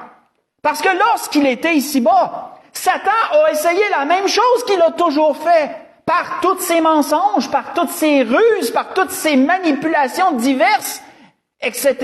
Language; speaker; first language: French; native; French